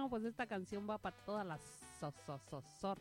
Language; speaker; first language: Spanish; native; Spanish